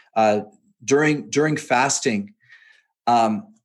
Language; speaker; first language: English; native; English